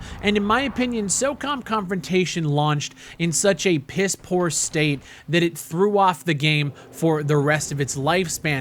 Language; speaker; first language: English; native; English